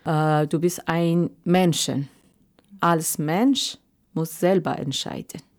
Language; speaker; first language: German; non-native, learner; Persian